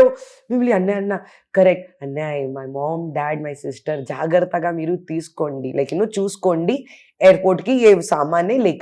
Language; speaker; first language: Telugu; non-native, learner; Hindi